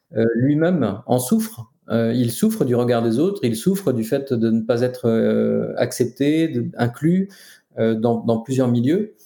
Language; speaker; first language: French; native; French